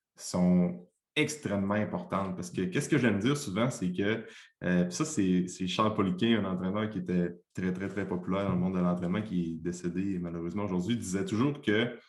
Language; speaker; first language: French; native; French